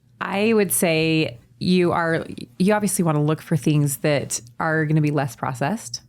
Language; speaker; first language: English; native; English